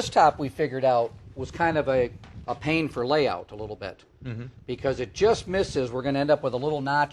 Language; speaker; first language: English; native; English